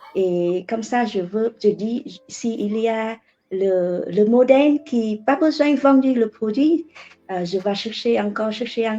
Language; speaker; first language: French; non-native, learner; Vietnamese